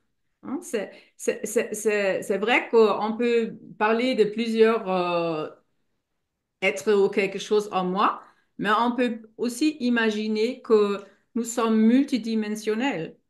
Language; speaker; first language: French; non-native, fluent; German